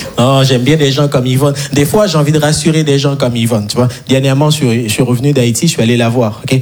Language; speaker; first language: French; non-native, local second language; Haitian Creole